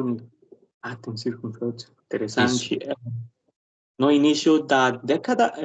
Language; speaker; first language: Portuguese; non-native, learner; Spanish